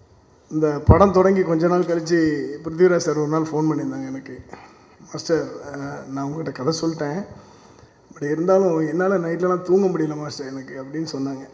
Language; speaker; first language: Tamil; native; Tamil